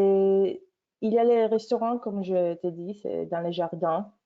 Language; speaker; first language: French; non-native, fluent; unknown